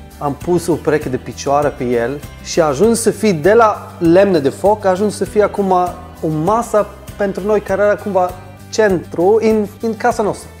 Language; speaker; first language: Romanian; non-native, fluent; Swedish